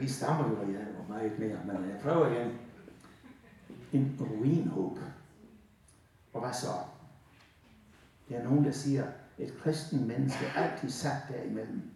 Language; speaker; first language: Danish; native; Danish